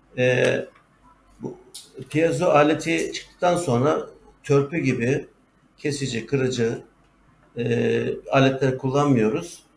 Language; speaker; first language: Turkish; native; Turkish